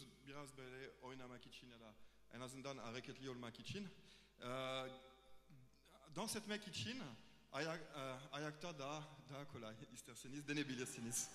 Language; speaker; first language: Turkish; non-native, fluent; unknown